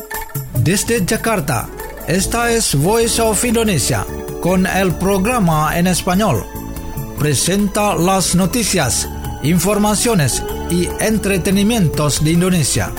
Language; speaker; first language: Spanish; non-native, fluent; Indonesian